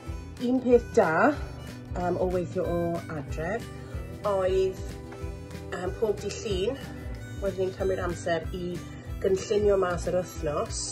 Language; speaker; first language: Welsh; non-native, local second language; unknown